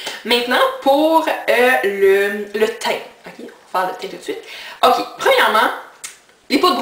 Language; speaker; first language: French; native; French